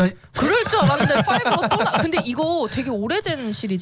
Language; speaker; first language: Korean; native; Korean